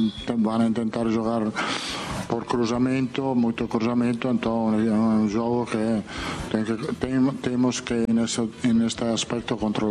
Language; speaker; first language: Portuguese; non-native, fluent; Italian